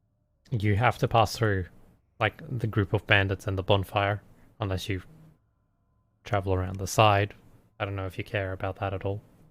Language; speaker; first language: English; native; English